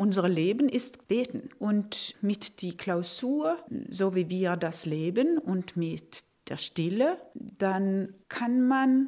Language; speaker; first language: German; non-native, fluent; Norwegian